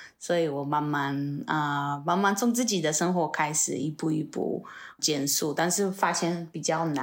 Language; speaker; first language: Chinese; non-native, fluent; Polish